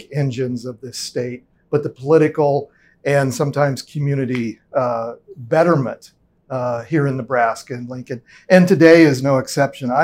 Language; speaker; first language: English; native; English